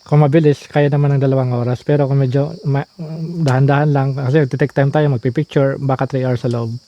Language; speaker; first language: Filipino; non-native, local second language; Waray